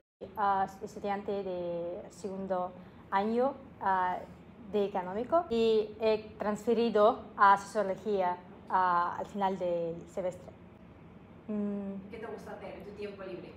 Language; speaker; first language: Spanish; non-native, learner; Russian